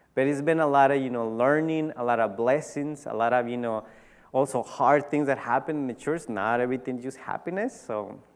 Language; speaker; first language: English; early bilingual, other home language; Spanish